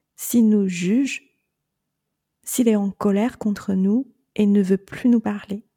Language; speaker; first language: French; non-native, fluent; Chinese